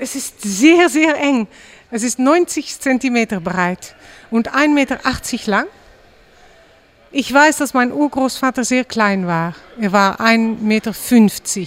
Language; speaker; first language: German; non-native, fluent; Dutch